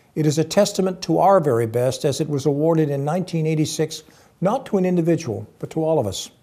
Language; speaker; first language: English; native; English